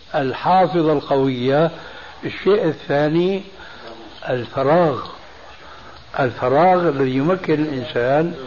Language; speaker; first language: Arabic; early bilingual, other home language; Albanian